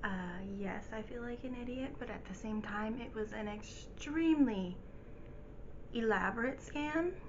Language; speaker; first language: English; native; English